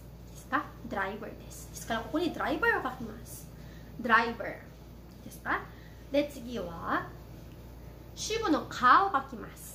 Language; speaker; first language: Japanese; non-native, fluent; Filipino